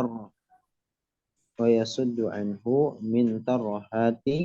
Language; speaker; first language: Arabic; non-native, learner; Indonesian